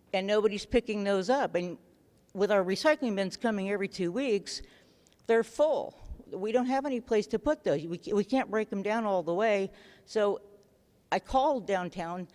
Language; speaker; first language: English; native; English